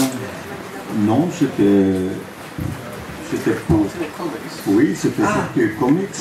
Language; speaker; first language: French; non-native, local second language; Dutch